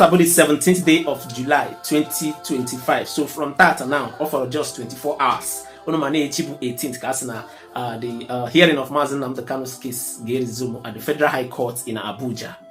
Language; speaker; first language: English; non-native, local second language; Igbo